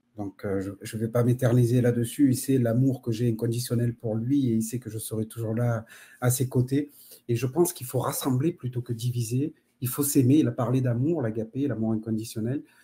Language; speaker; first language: French; native; French